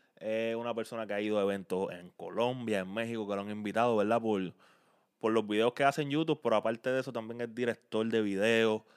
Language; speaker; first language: Spanish; native; Spanish